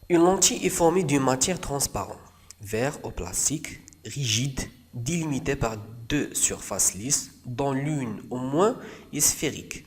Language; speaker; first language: French; non-native, local second language; Arabic